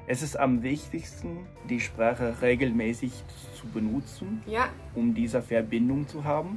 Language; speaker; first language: German; non-native, fluent; English